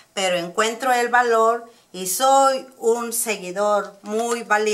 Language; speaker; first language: Spanish; early bilingual, heritage; Spanish